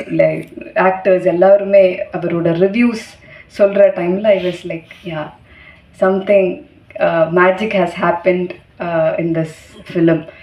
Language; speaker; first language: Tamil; non-native, fluent; Malayalam